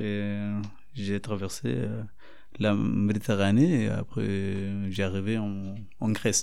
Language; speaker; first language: French; non-native, learner; Arabic